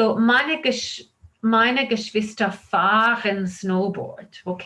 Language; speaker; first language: German; non-native, fluent; English